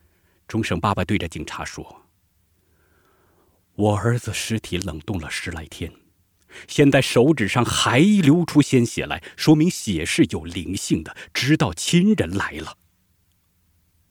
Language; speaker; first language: Chinese; native; Chinese